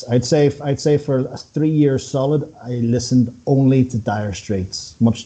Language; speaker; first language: English; native; English